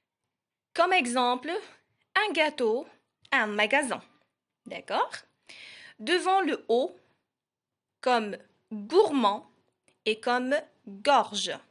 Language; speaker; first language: French; non-native, local second language; Arabic